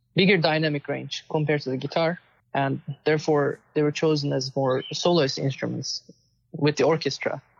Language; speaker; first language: English; non-native, fluent; Turkish